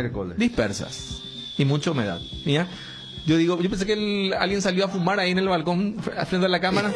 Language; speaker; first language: Spanish; native; Spanish